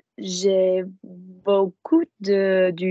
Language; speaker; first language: French; non-native, learner; English